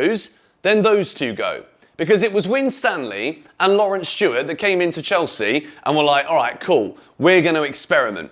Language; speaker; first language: English; native; English